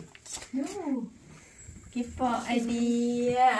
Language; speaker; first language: English; non-native, learner; Thai